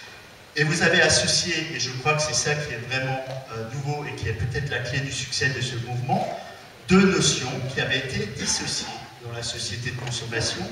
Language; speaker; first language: French; native; French